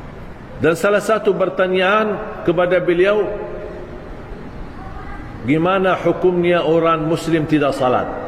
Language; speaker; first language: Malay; non-native, fluent; Arabic